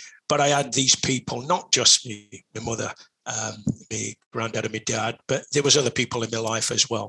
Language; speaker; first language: English; native; English